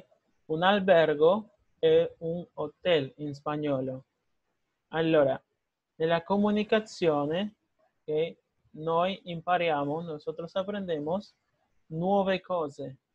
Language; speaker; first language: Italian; non-native, fluent; Spanish